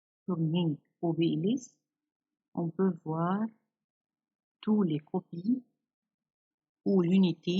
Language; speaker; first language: French; non-native, fluent; Arabic